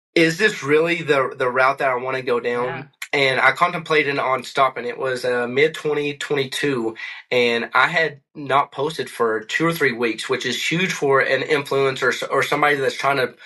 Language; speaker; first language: English; native; English